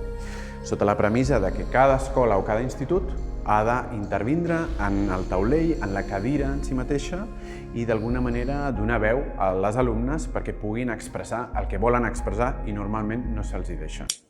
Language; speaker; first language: Catalan; native; Catalan